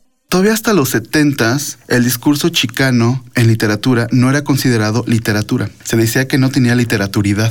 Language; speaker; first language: Spanish; native; Spanish